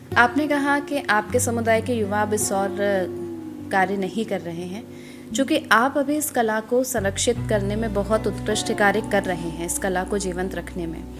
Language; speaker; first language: Hindi; native; Hindi